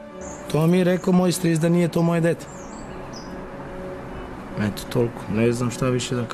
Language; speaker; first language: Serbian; non-native, local second language; Romany